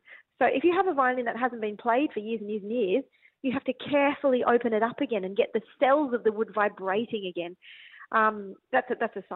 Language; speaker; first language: English; native; English